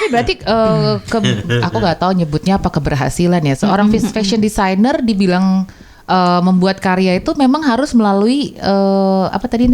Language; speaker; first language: Indonesian; native; Indonesian